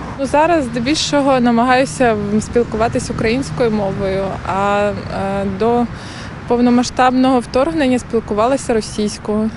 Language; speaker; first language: Ukrainian; non-native, local second language; Russian